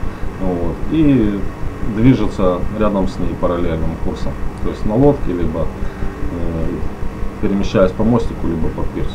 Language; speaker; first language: Russian; native; Russian